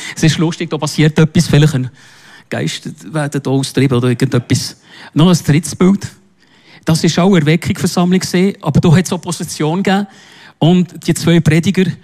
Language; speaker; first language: German; non-native, local second language; French